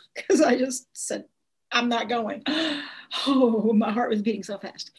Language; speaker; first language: English; native; English